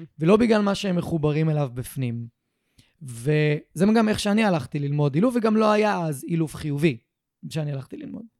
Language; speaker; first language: Hebrew; native; Hebrew